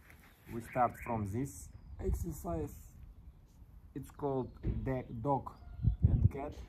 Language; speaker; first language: English; non-native, learner; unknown